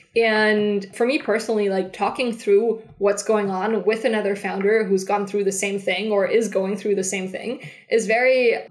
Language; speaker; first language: English; non-native, fluent; German